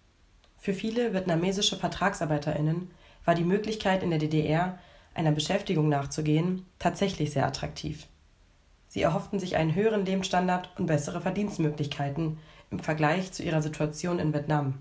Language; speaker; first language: German; native; German